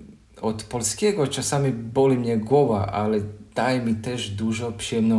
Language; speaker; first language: Polish; non-native, learner; Croatian